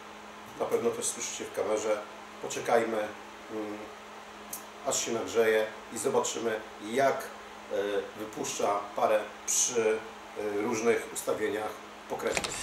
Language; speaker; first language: Polish; native; Polish